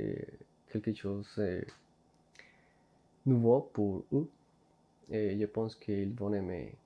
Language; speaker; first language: French; non-native, learner; Spanish